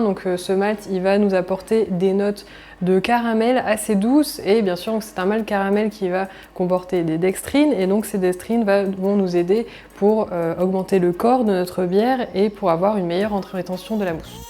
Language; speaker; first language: French; native; French